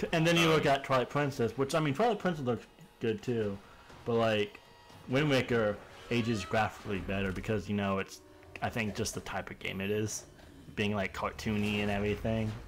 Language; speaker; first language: English; native; English